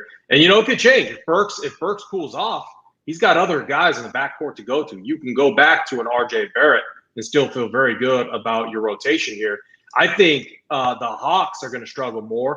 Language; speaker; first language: English; native; English